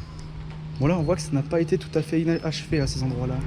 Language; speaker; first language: French; native; French